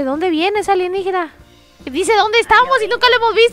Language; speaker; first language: Spanish; native; Spanish